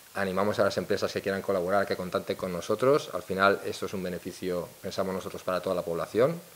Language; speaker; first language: Spanish; non-native, local second language; Catalan